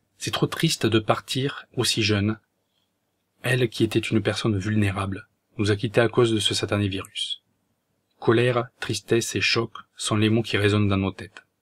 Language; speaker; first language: French; native; French